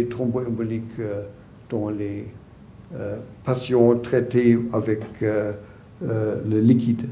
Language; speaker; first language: French; non-native, learner; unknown